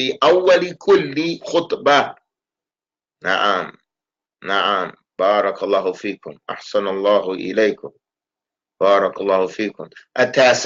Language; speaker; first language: Arabic; non-native, fluent; English